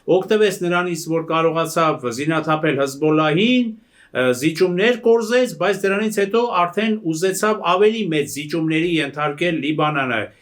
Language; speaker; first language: Armenian; native; Armenian